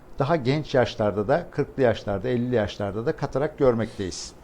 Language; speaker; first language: Turkish; native; Turkish